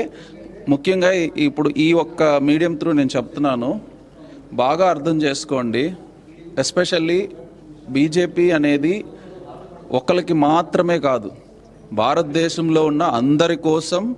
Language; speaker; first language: Telugu; native; Telugu